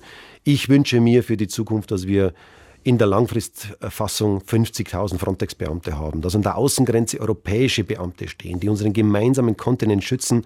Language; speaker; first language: German; native; German